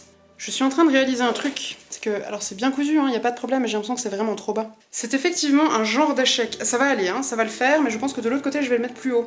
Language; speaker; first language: French; native; French